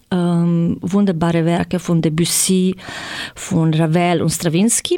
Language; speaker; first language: German; non-native, fluent; Croatian